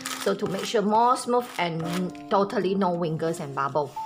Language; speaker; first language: English; non-native, local second language; Chinese